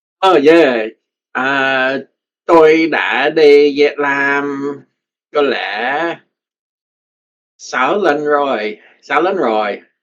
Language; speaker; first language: Vietnamese; non-native, learner; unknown